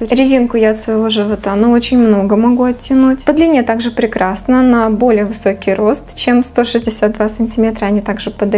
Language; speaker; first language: Russian; native; Russian